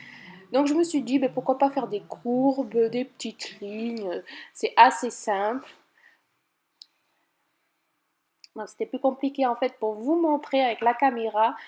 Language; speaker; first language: French; native; French